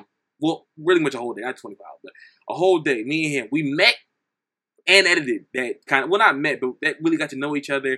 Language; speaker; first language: English; native; English